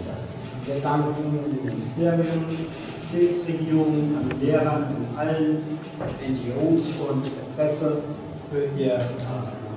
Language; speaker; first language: German; early bilingual, other home language; Turkish